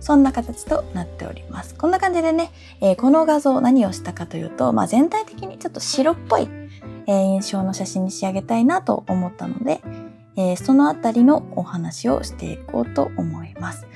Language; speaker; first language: Japanese; native; Japanese